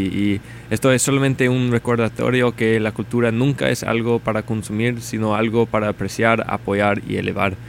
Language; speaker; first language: Spanish; non-native, learner; English